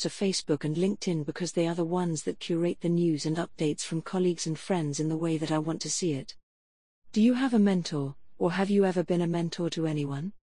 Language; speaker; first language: English; native; English